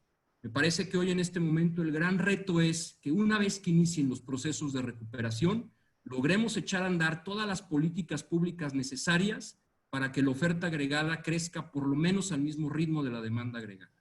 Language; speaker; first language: Spanish; native; Spanish